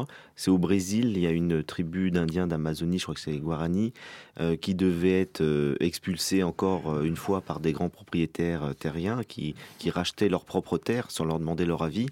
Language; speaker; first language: French; native; French